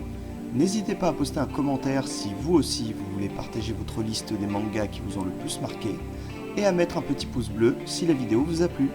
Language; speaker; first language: French; native; French